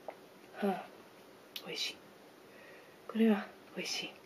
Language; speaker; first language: Japanese; non-native, fluent; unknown